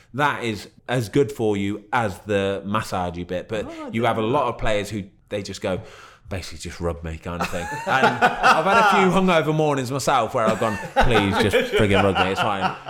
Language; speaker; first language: English; native; English